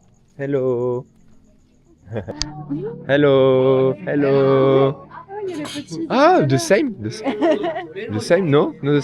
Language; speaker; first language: English; non-native, learner; French